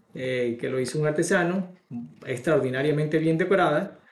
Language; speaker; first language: Spanish; native; Spanish